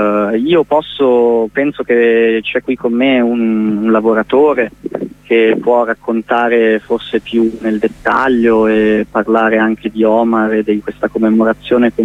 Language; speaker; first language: Italian; native; Italian